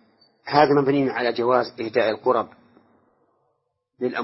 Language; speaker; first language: Arabic; native; Arabic